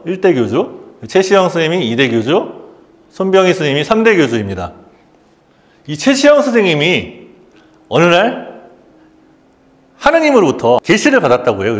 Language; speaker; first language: Korean; native; Korean